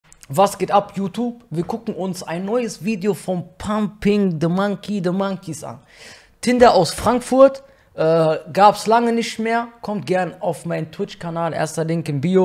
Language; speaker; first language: German; native; German